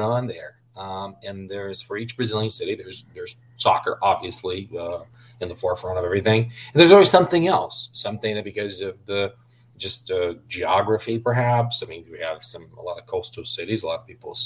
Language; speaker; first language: English; non-native, fluent; Portuguese